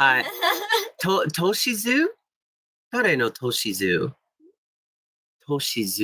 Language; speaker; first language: Japanese; non-native, fluent; English